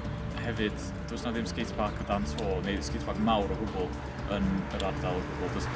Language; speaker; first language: Welsh; native; Welsh